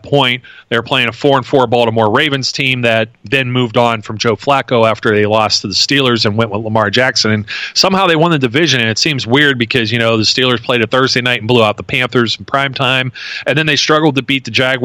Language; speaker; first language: English; native; English